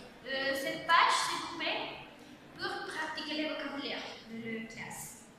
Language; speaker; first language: French; non-native, learner; Spanish